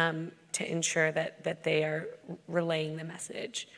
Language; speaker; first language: English; native; English